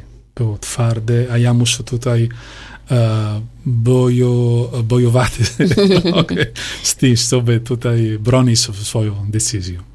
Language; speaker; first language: Polish; non-native, learner; Italian